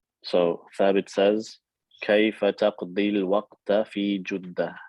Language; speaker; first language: Arabic; non-native, fluent; English